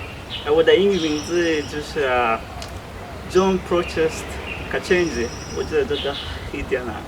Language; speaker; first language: Chinese; non-native, learner; Swahili